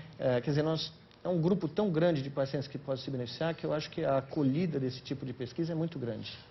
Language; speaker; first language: Portuguese; native; Portuguese